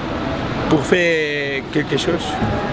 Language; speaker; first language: French; non-native, learner; Spanish